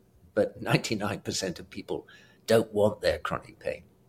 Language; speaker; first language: English; native; English